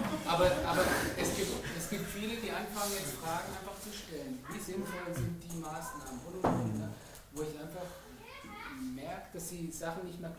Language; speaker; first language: German; native; German